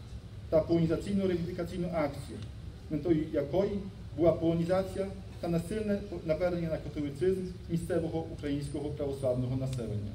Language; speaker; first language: Ukrainian; early bilingual, heritage; Ukrainian